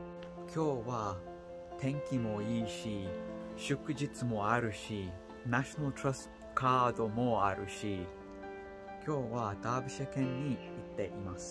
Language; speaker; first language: Japanese; non-native, learner; English